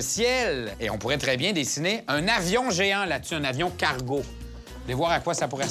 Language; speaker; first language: French; native; French